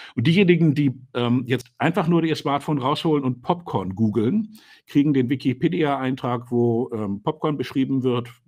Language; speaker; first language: German; native; German